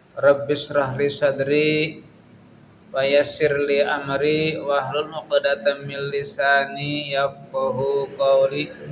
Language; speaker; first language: Indonesian; non-native, local second language; Sundanese